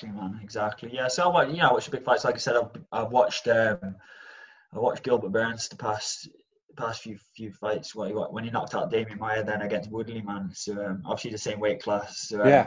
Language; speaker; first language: English; native; English